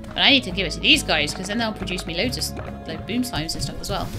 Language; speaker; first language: English; native; English